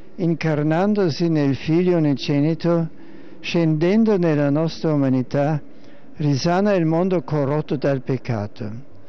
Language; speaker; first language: Italian; non-native, fluent; German